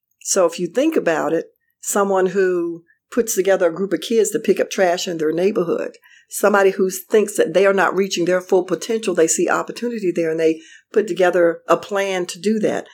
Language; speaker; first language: English; native; English